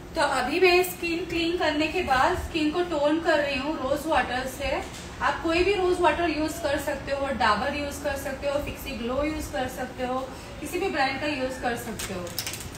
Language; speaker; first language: Hindi; non-native, local second language; Gujarati